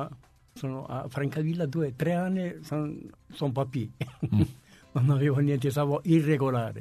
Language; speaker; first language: Italian; non-native, fluent; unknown